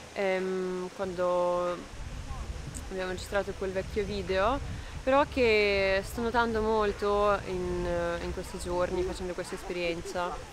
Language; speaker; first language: Italian; non-native, fluent; Russian